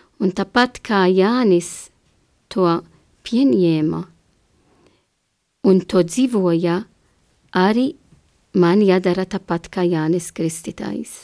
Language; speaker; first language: Latvian; non-native, learner; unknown